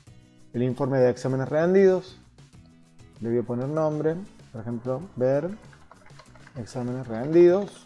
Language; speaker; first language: Spanish; native; Spanish